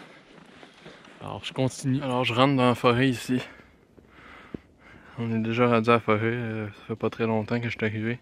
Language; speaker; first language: French; native; French